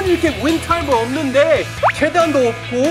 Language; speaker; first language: Korean; non-native, fluent; English